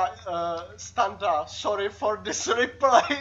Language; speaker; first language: English; non-native, learner; Czech